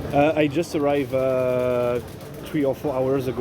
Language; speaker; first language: English; non-native, learner; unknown